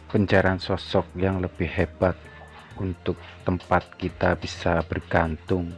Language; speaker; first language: Indonesian; native; Indonesian